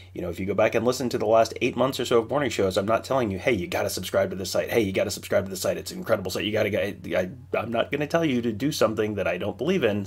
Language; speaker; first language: English; native; English